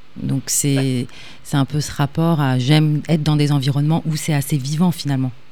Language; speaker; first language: French; native; French